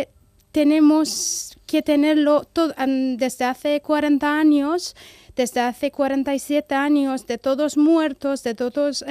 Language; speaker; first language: Spanish; non-native, fluent; Persian